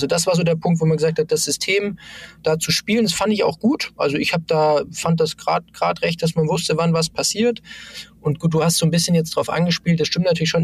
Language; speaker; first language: German; native; German